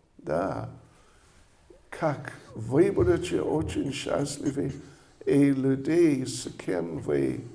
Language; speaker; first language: Russian; non-native, learner; English